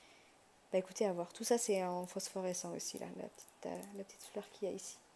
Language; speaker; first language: French; native; French